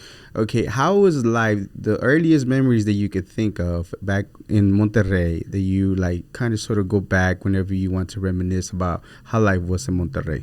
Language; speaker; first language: English; early bilingual, other home language; Spanish